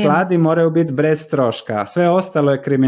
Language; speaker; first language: Slovenian; non-native, learner; Croatian